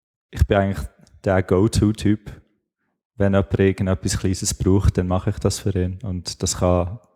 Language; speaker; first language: German; native; German